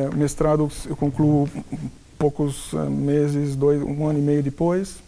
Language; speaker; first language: Portuguese; non-native, local second language; Spanish